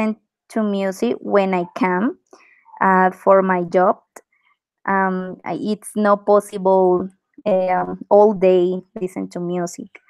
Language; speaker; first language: English; non-native, learner; Spanish